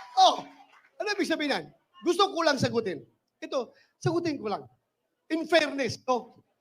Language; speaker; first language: Filipino; non-native, local second language; Cebuano